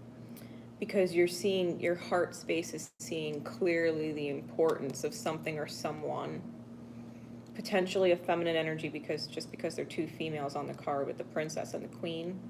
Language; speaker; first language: English; native; English